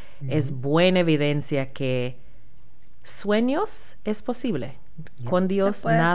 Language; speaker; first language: Spanish; non-native, learner; English